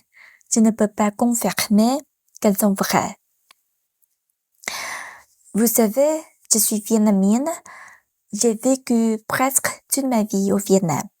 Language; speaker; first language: French; non-native, fluent; Vietnamese